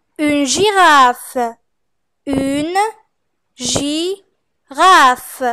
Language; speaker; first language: French; non-native, fluent; Arabic